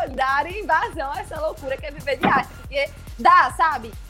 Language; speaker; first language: Portuguese; native; Portuguese